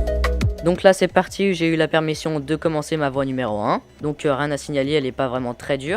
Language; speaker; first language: French; native; French